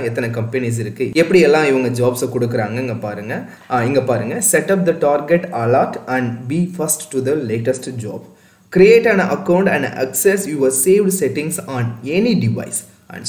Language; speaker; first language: Tamil; native; Tamil